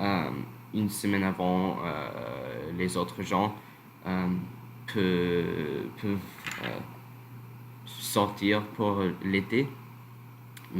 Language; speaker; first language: French; non-native, learner; English